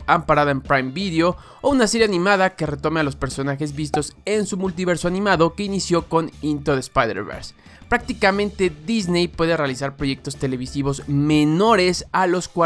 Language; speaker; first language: Spanish; native; Spanish